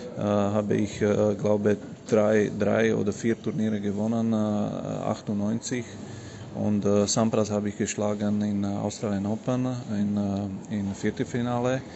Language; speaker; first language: German; non-native, learner; Slovak